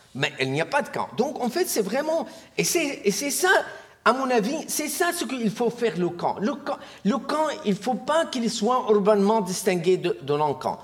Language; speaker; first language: French; non-native, fluent; Arabic